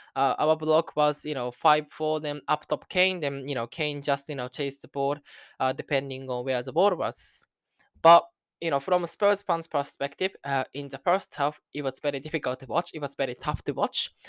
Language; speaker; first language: English; non-native, learner; Japanese